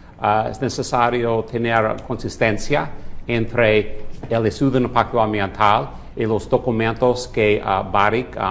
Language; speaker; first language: Spanish; non-native, fluent; English